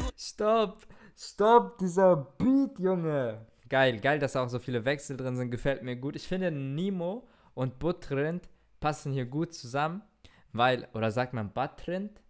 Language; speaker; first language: German; early bilingual, other home language; Turkish